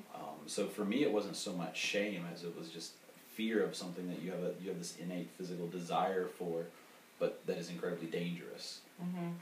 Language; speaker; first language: English; native; English